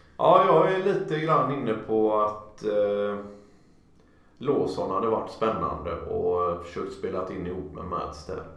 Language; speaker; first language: Swedish; native; Swedish